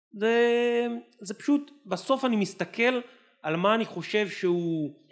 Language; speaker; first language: Hebrew; native; Hebrew